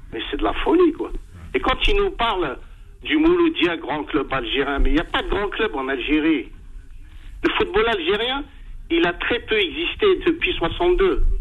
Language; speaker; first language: French; early bilingual, other home language; Arabic